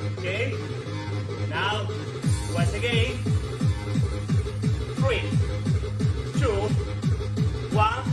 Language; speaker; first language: English; non-native, learner; Spanish